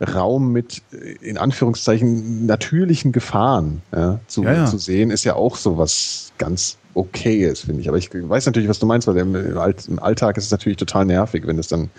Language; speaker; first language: German; native; German